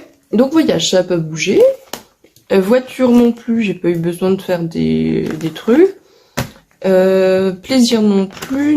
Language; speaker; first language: French; native; French